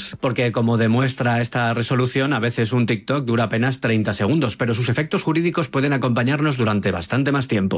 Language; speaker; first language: Spanish; native; Spanish